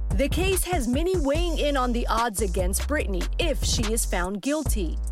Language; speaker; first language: English; non-native, fluent; Somali